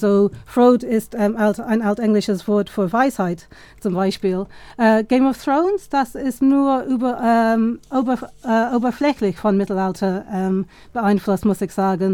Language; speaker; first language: German; non-native, fluent; English